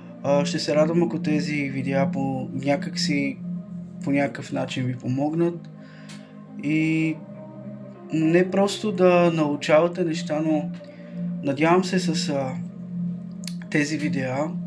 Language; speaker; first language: Bulgarian; native; Bulgarian